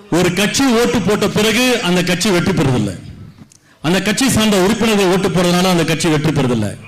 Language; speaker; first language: Tamil; native; Tamil